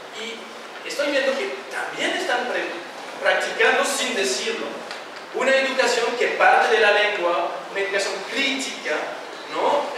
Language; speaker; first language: Spanish; non-native, fluent; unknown